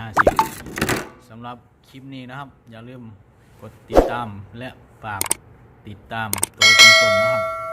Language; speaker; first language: Thai; non-native, local second language; Northeastern Thai